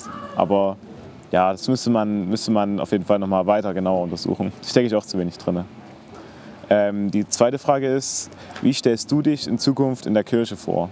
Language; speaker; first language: German; native; German